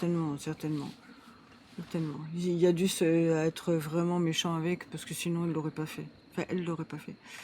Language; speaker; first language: French; native; French